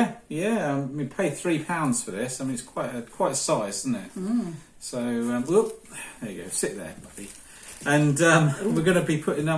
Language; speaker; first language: English; native; English